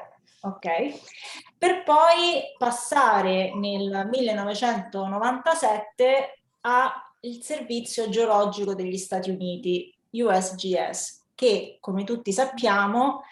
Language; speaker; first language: Italian; native; Italian